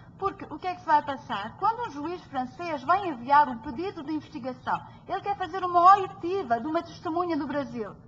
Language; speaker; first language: Portuguese; early bilingual, heritage; Portuguese